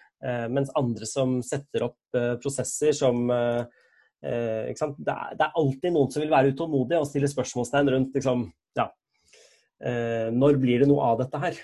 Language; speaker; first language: Norwegian; native; Norwegian